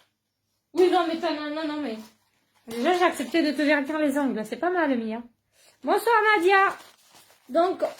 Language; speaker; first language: French; native; French